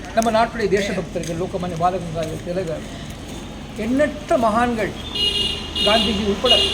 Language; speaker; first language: Tamil; non-native, local second language; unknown